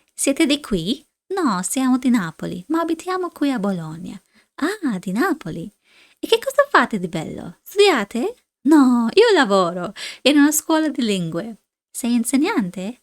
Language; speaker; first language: Italian; non-native, fluent; English